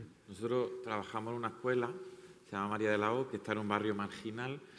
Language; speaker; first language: Spanish; native; Spanish